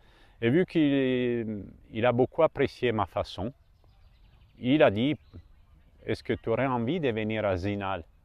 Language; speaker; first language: French; non-native, fluent; Italian